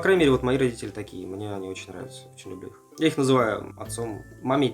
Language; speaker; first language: Russian; native; Russian